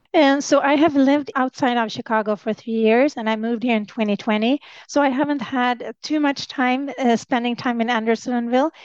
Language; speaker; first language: English; non-native, fluent; Swedish